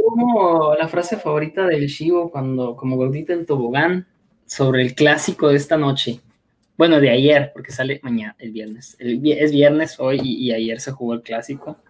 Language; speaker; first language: Spanish; native; Spanish